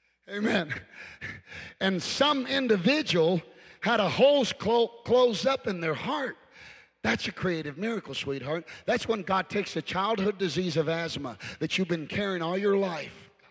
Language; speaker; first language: English; early bilingual, other home language; Spanish